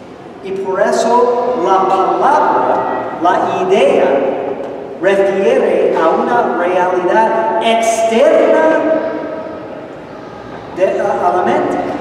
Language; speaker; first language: Spanish; non-native, fluent; English